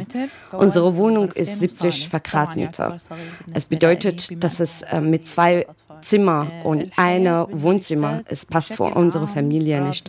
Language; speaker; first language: German; non-native, learner; Arabic